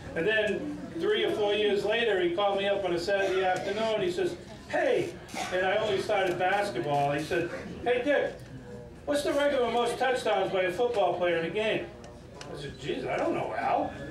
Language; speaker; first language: English; native; English